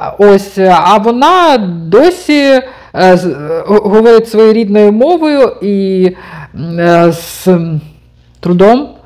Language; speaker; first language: Ukrainian; non-native, local second language; Russian